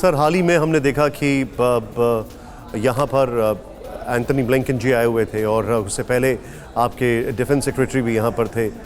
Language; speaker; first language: Hindi; native; Hindi